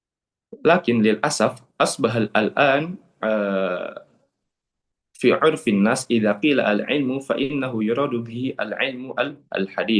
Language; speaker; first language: Arabic; non-native, fluent; Indonesian